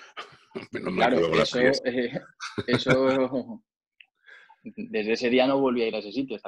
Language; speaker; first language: Spanish; native; Spanish